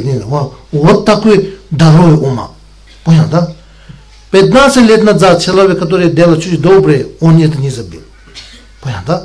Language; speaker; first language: Russian; non-native, learner; Tibetan